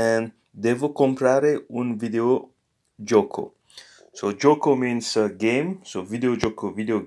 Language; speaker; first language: Italian; non-native, fluent; English